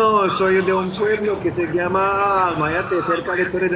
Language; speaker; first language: Spanish; non-native, learner; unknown